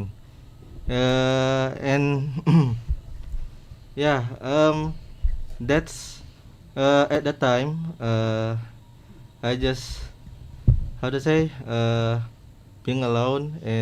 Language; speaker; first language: English; non-native, learner; Indonesian